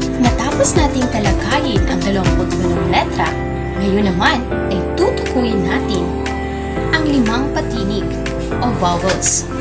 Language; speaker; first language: Filipino; non-native, local second language; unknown